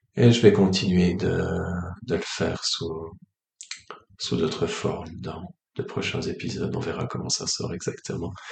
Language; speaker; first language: French; native; French